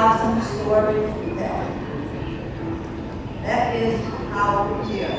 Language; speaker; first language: English; non-native, fluent; Vietnamese